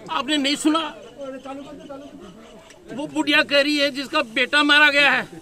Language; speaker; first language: Hindi; native; Hindi